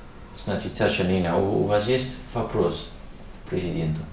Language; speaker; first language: Russian; non-native, learner; Dutch